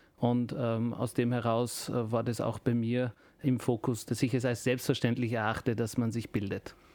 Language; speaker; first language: German; early bilingual, other home language; Turkish